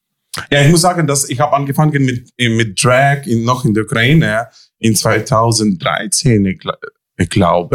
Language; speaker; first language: German; non-native, fluent; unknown